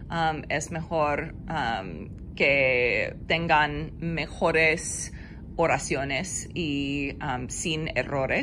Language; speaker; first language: Spanish; non-native, fluent; English